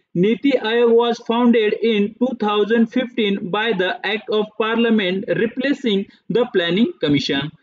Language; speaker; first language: English; non-native, local second language; Marathi